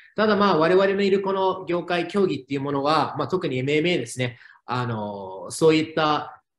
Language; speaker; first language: Japanese; native; Japanese